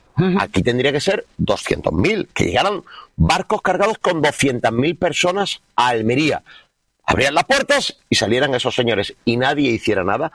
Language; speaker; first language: Spanish; native; Spanish